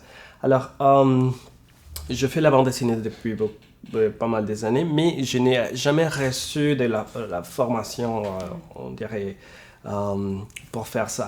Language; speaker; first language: French; non-native, fluent; Spanish